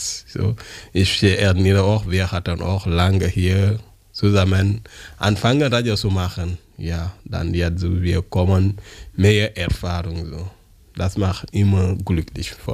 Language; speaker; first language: German; non-native, learner; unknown